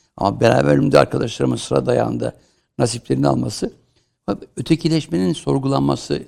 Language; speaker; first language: Turkish; native; Turkish